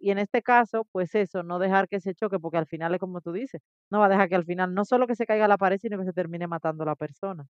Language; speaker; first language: Spanish; native; Spanish